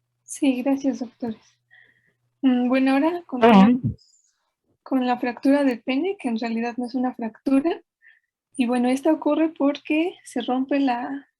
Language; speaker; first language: Spanish; native; Spanish